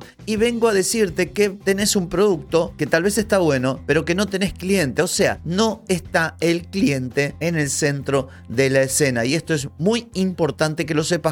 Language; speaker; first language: Spanish; native; Spanish